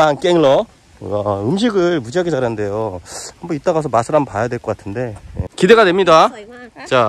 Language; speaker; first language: Korean; native; Korean